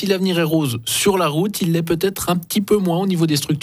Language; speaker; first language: French; native; French